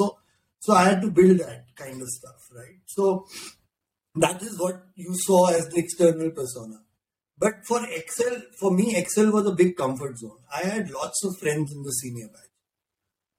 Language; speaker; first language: English; non-native, local second language; Hindi